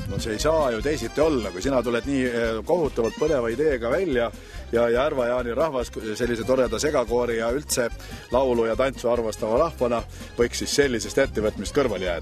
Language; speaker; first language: Estonian; native; Estonian